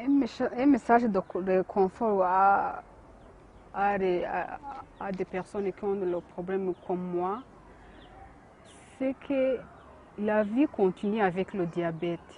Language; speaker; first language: French; non-native, learner; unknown